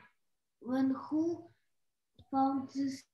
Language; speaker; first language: English; non-native, learner; Russian